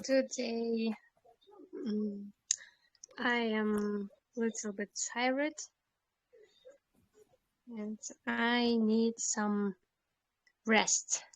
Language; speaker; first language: English; non-native, learner; Kyrgyz